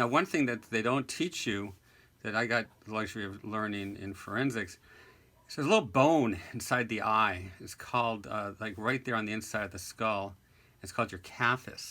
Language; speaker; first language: English; native; English